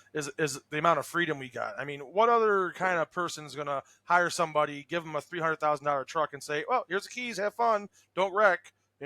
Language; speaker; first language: English; native; English